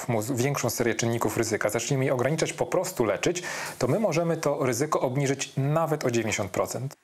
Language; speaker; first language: Polish; native; Polish